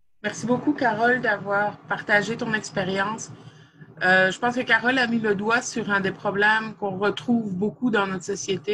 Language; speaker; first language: French; native; French